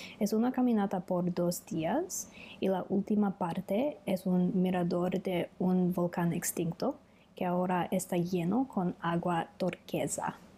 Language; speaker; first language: Spanish; non-native, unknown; English